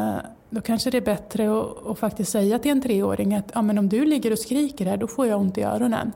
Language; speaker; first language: Swedish; native; Swedish